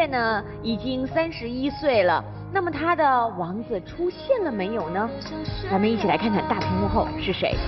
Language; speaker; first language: Chinese; native; Chinese